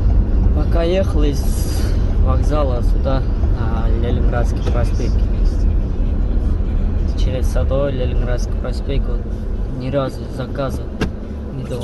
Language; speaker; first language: Russian; non-native, learner; Kyrgyz